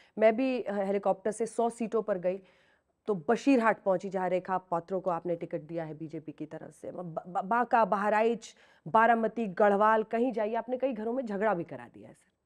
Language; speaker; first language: Hindi; native; Hindi